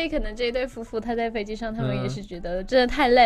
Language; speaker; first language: Chinese; native; Chinese